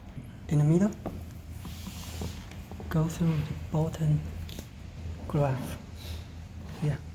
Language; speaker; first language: English; non-native, learner; Chinese